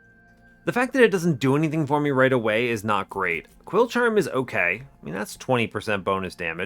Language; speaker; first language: English; native; English